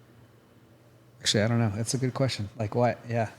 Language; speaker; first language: English; native; English